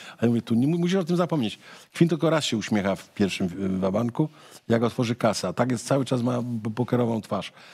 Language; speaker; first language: Polish; native; Polish